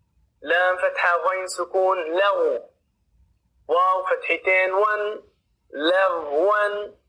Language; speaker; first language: Arabic; non-native, fluent; Oromo